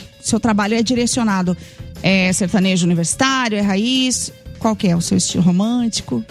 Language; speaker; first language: Portuguese; native; Portuguese